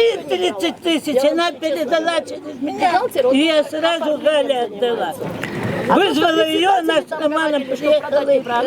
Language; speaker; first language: Russian; native; Russian